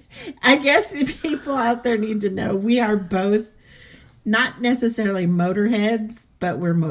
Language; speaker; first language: English; native; English